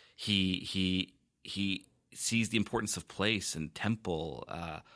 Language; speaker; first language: English; native; English